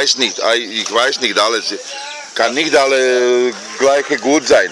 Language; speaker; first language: German; non-native, learner; Thai